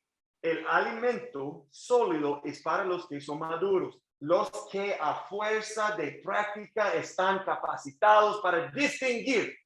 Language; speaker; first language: Spanish; non-native, learner; English